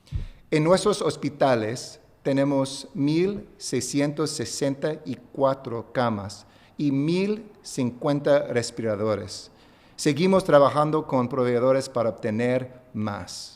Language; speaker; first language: Spanish; non-native, fluent; English